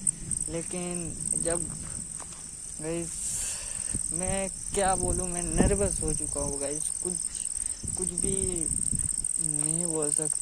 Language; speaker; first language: Hindi; non-native, local second language; Bangla